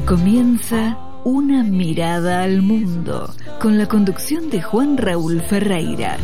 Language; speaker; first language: Spanish; native; Spanish